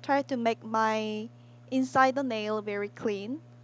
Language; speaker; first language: English; non-native, learner; Korean